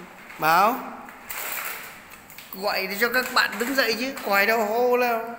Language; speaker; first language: Vietnamese; native; Vietnamese